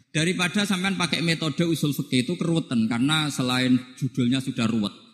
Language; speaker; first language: Indonesian; non-native, local second language; Javanese